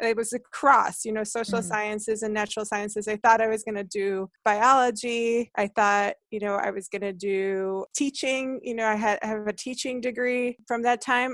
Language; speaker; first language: English; non-native, fluent; Hungarian